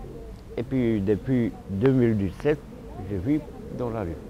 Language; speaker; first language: French; non-native, fluent; Romanian